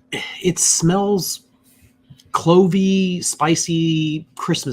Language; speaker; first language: English; native; English